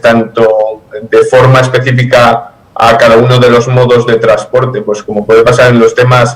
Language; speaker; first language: Spanish; native; Spanish